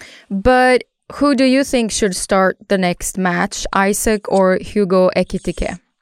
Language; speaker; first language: English; non-native, fluent; Swedish